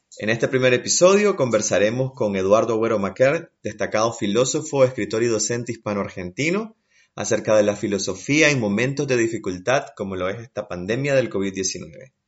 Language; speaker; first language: Spanish; native; Spanish